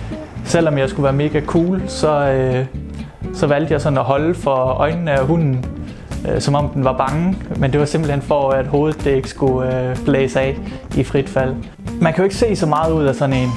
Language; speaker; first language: Danish; native; Danish